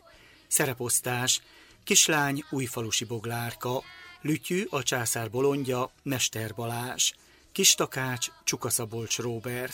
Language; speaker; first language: Hungarian; native; Hungarian